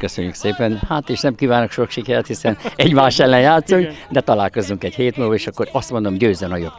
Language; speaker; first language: Hungarian; native; Hungarian